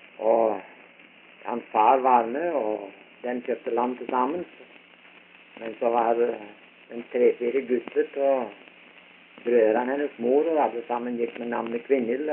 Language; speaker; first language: Norwegian; early bilingual, heritage; Norwegian